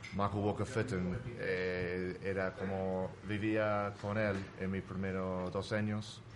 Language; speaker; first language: Spanish; non-native, fluent; English